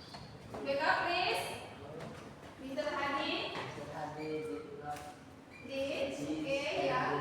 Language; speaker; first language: English; non-native, learner; Indonesian